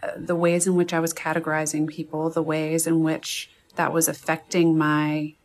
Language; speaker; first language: English; native; English